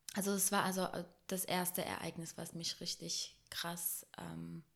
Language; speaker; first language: German; early bilingual, other home language; Portuguese